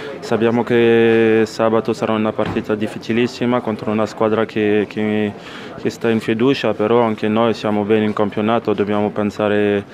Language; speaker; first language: Italian; non-native, local second language; French